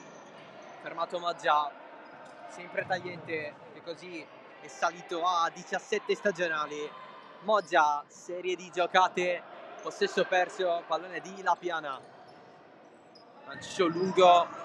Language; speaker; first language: Italian; native; Italian